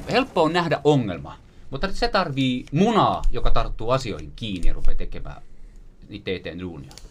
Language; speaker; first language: Finnish; native; Finnish